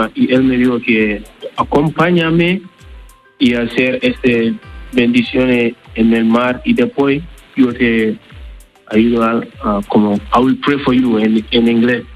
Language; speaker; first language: Spanish; non-native, learner; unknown